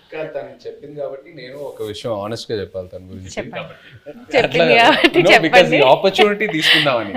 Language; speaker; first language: Telugu; native; Telugu